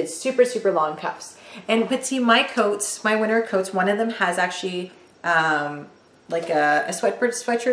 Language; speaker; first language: English; native; English